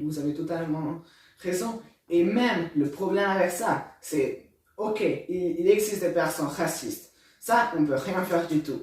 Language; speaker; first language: French; non-native, learner; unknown